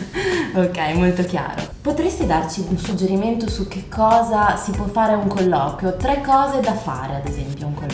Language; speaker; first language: Italian; native; Italian